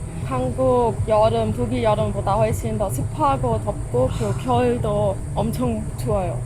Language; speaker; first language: Korean; non-native, fluent; German